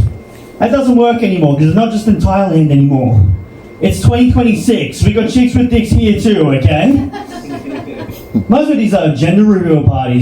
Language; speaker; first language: English; native; English